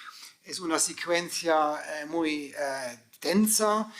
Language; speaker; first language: Spanish; non-native, fluent; German